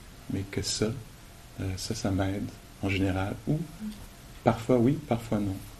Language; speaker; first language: French; native; French